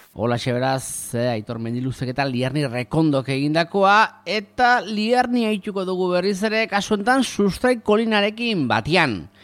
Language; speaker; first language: Basque; native; Basque